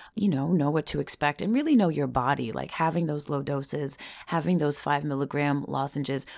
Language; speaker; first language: English; early bilingual, other home language; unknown